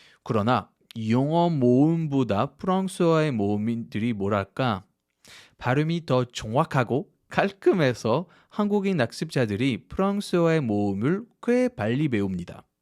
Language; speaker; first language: Korean; non-native, fluent; French